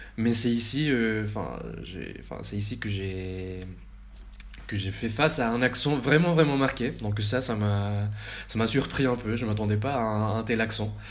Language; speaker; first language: French; early bilingual, heritage; French